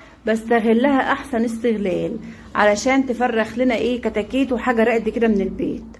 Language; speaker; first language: Arabic; native; Arabic